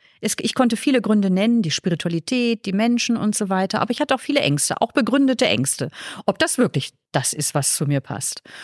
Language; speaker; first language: German; native; German